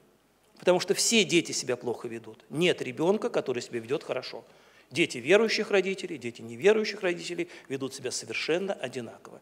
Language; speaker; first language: Russian; native; Russian